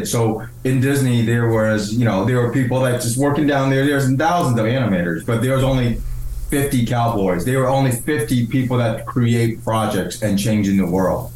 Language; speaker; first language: English; early bilingual, other home language; Chinese